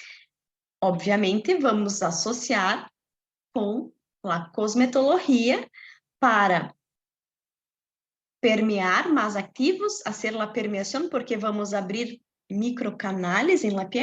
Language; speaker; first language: Spanish; non-native, fluent; Portuguese